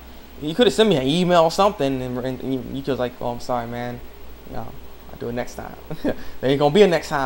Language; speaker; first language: English; native; English